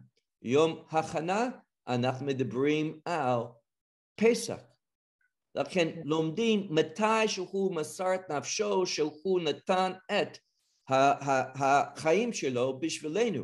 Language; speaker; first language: Hebrew; non-native, fluent; English